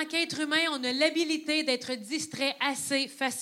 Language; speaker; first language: French; native; French